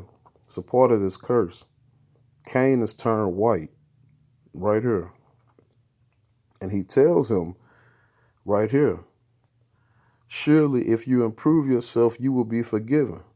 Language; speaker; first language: English; native; English